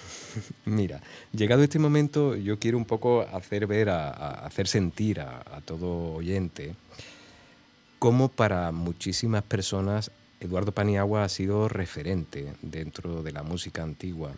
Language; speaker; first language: Spanish; native; Spanish